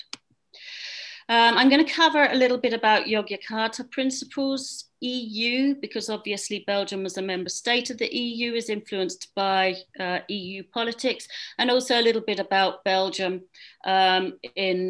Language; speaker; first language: English; native; English